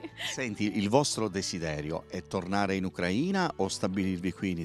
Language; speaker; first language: Italian; native; Italian